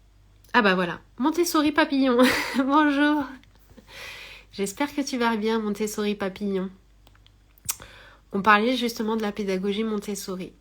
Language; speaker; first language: French; native; French